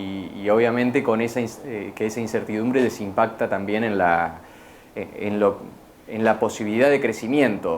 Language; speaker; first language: Spanish; native; Spanish